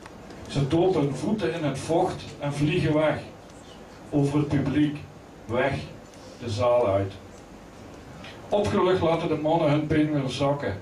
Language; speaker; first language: Dutch; native; Dutch